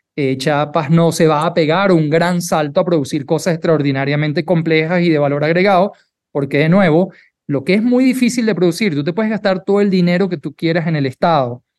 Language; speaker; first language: Spanish; native; Spanish